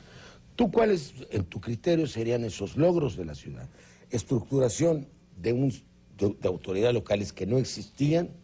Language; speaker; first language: Spanish; native; Spanish